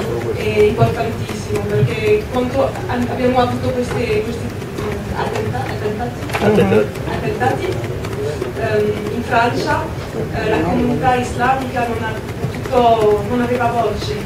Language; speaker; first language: Italian; non-native, fluent; French